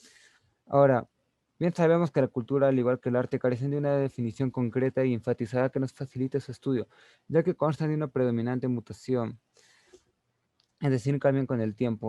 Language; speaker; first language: Spanish; native; Spanish